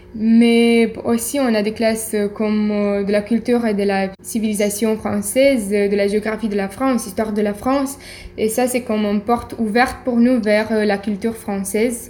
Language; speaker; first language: French; non-native, fluent; Romanian